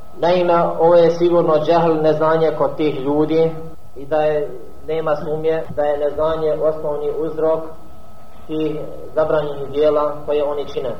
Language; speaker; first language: Bosnian; non-native, fluent; Arabic